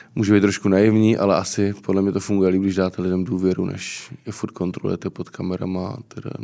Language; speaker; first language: Czech; native; Czech